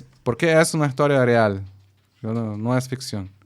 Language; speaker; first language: Spanish; non-native, fluent; Portuguese